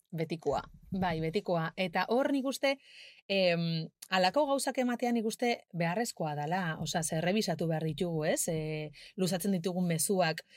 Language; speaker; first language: Basque; non-native, local second language; Spanish